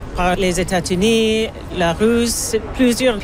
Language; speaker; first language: French; non-native, learner; Chinese